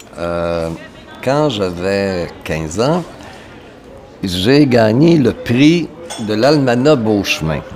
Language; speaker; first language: French; native; French